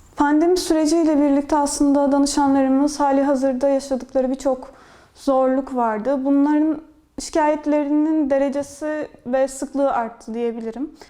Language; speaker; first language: Turkish; native; Turkish